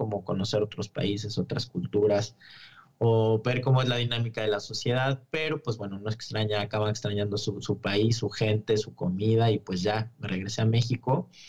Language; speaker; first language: Spanish; native; Spanish